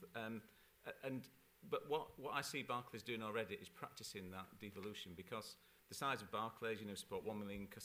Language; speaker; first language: English; native; English